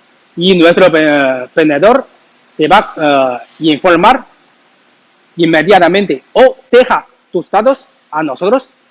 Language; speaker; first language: Spanish; non-native, learner; Chinese